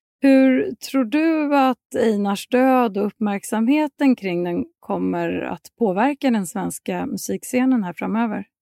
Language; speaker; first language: Swedish; native; Swedish